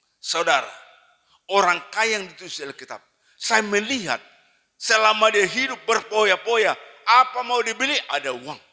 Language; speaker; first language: Indonesian; non-native, local second language; Batak Toba